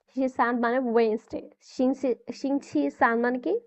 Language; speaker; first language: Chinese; non-native, fluent; Bangla